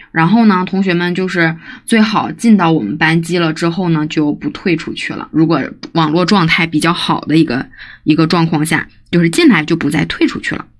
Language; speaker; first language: Chinese; native; Chinese